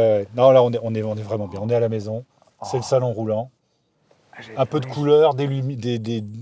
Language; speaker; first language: French; native; French